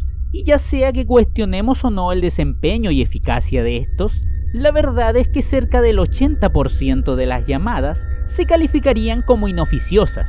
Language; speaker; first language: Spanish; native; Spanish